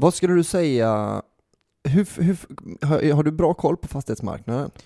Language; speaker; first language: Swedish; native; Swedish